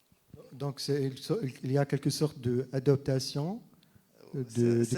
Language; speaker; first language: French; non-native, fluent; Arabic